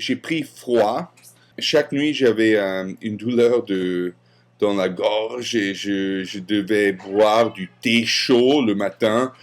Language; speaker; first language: French; non-native, fluent; German